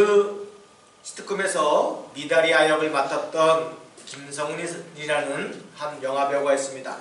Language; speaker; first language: Korean; native; Korean